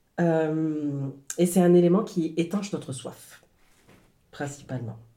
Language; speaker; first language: French; early bilingual, other home language; Arabic